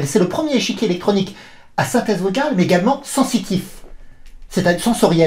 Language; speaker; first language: French; native; French